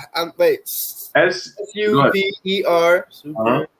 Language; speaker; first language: English; non-native, fluent; Spanish